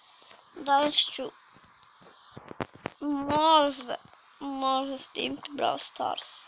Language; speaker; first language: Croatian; early bilingual, heritage; Bosnian